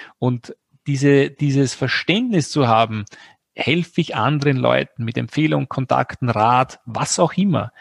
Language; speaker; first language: German; native; German